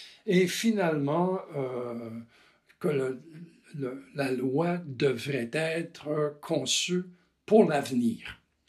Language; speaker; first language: French; non-native, fluent; English